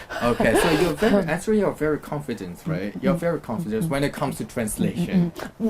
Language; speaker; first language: English; non-native, fluent; Chinese